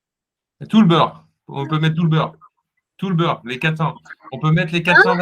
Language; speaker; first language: French; native; French